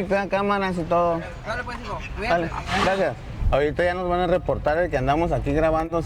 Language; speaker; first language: Spanish; native; Spanish